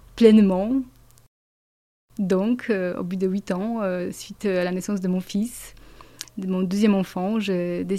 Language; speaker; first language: French; non-native, fluent; Polish